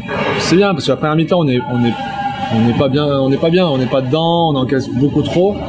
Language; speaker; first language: French; native; French